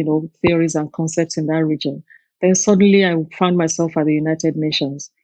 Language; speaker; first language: English; non-native, local second language; Yoruba